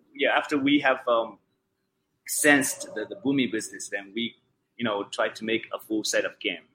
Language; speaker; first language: English; non-native, fluent; Chinese